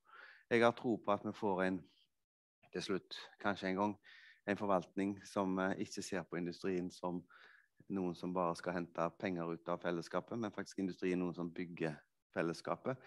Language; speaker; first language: Norwegian; native; Norwegian